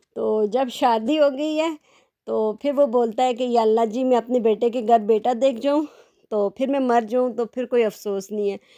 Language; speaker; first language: Urdu; non-native, local second language; Pahari-Potwari